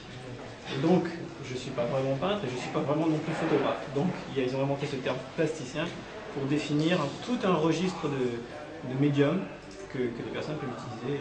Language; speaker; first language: French; native; French